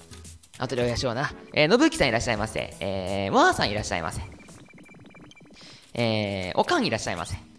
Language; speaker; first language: Japanese; native; Japanese